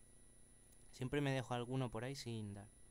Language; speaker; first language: Spanish; native; Spanish